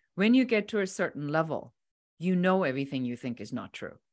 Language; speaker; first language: English; non-native, fluent; German